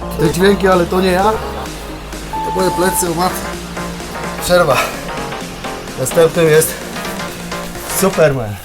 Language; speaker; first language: Polish; native; Polish